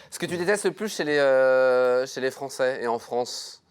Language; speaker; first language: French; native; French